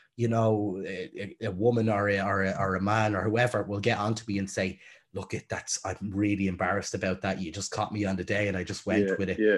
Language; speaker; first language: English; native; English